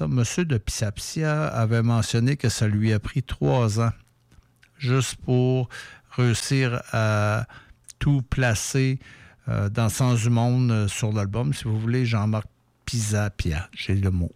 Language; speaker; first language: French; native; French